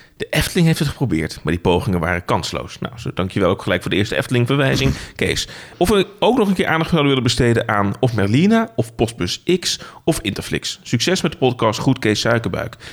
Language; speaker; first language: Dutch; native; Dutch